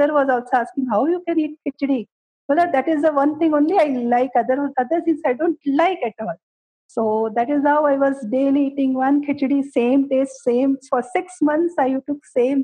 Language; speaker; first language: English; non-native, local second language; Kannada